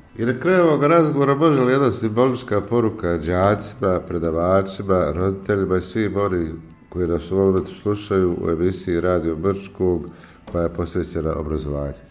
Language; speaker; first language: Croatian; native; Croatian